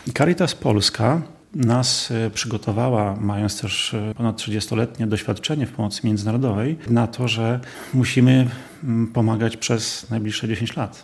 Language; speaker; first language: Polish; native; Polish